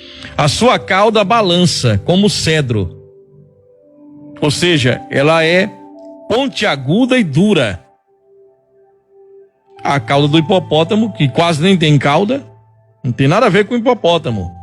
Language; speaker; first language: Portuguese; native; Portuguese